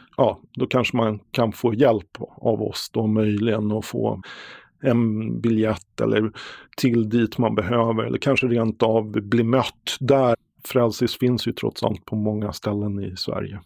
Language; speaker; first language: Swedish; native; Swedish